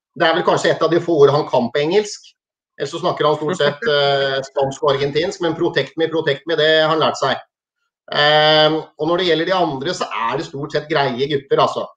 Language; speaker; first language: Norwegian; native; Norwegian